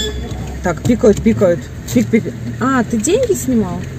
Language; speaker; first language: Russian; native; Russian